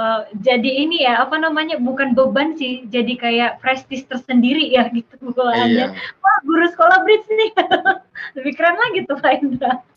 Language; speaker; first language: Indonesian; native; Indonesian